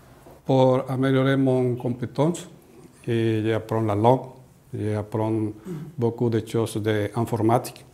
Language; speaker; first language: French; non-native, learner; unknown